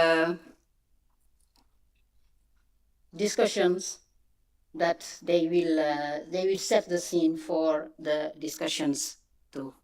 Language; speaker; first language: English; non-native, fluent; French